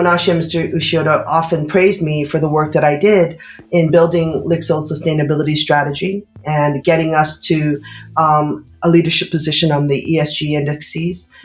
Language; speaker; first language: English; native; English